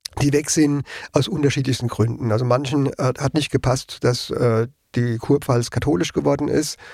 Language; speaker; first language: German; native; German